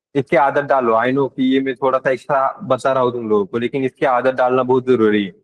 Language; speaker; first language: Hindi; non-native, local second language; Marathi